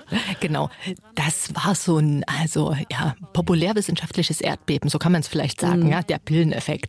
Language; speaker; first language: German; native; German